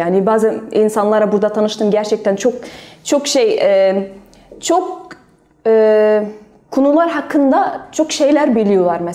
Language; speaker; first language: Turkish; non-native, learner; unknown